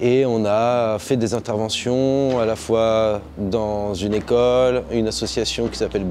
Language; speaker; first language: French; native; French